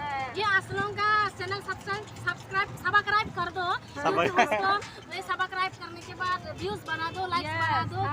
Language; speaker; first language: Hindi; non-native, local second language; Kok Borok